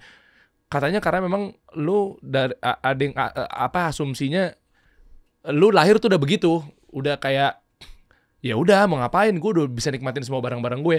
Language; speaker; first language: Indonesian; native; Indonesian